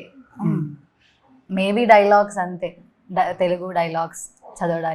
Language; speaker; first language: Telugu; non-native, learner; Malayalam